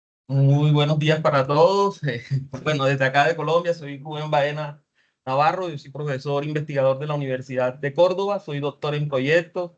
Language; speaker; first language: Spanish; native; Spanish